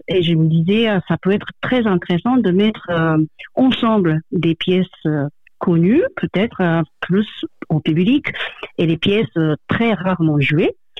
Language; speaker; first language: French; non-native, fluent; Japanese